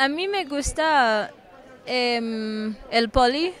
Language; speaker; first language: Spanish; non-native, local second language; English